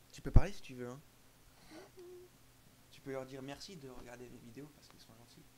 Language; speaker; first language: French; native; French